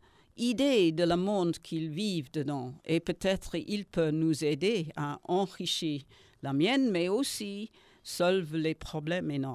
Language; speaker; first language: French; non-native, learner; English